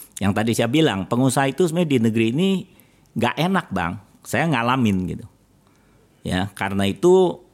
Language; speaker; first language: Indonesian; native; Indonesian